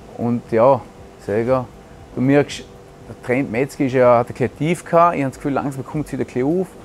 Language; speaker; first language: German; native; German